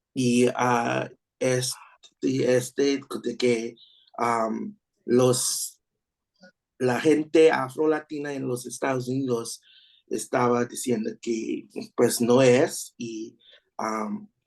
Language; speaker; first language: Spanish; non-native, learner; English